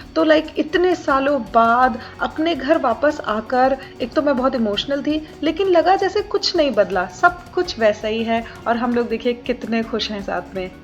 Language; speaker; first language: Hindi; native; Hindi